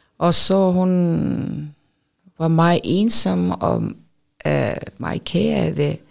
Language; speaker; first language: Danish; non-native, fluent; Urdu